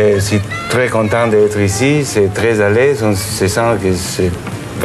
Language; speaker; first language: French; non-native, fluent; English